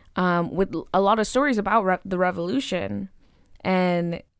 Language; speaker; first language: English; native; English